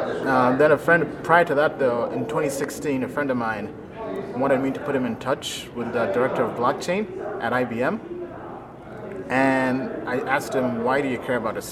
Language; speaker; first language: English; native; English